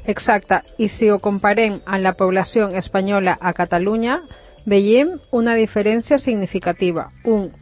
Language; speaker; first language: Catalan; non-native, learner; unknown